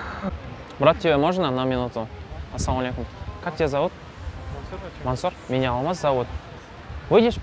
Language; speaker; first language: Russian; non-native, local second language; Kazakh